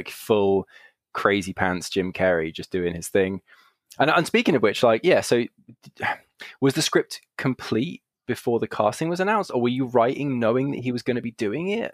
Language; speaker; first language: English; native; English